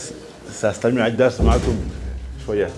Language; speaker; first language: Arabic; non-native, learner; French